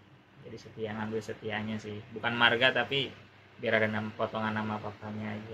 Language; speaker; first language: Indonesian; native; Indonesian